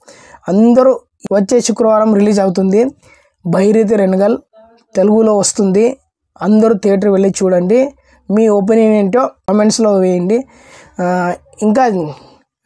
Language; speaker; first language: Telugu; non-native, local second language; Kannada